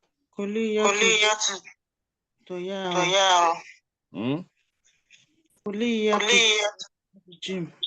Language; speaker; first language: Arabic; non-native, learner; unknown